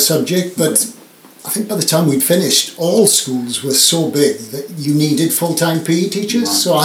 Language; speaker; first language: English; native; English